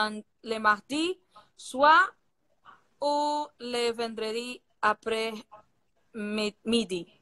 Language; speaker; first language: French; non-native, learner; Portuguese